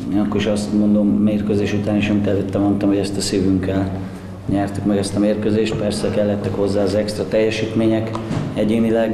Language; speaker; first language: Hungarian; native; Hungarian